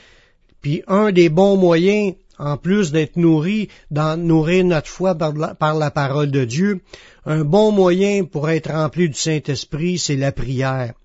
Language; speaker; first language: French; native; French